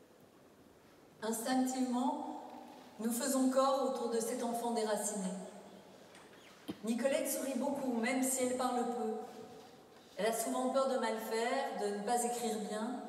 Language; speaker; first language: French; native; French